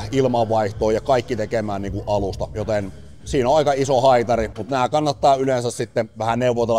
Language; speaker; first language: Finnish; native; Finnish